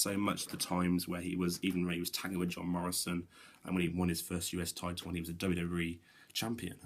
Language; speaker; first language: English; native; English